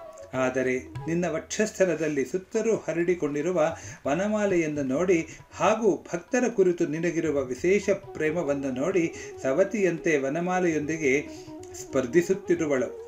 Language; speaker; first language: Kannada; native; Kannada